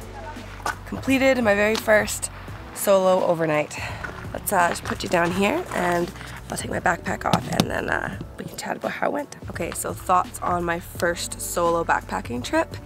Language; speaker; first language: English; native; English